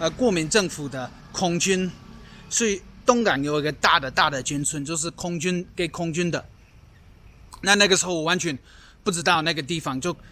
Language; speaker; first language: Chinese; non-native, fluent; English